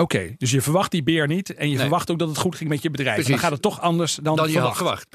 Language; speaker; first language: Dutch; native; Dutch